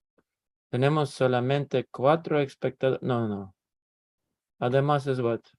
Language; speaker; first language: Spanish; non-native, learner; English